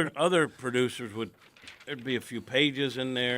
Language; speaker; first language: English; native; English